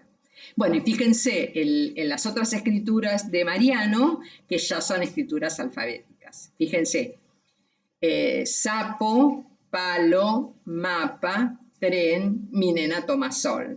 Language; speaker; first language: Spanish; native; Spanish